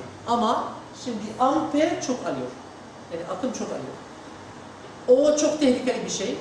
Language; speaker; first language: Turkish; non-native, learner; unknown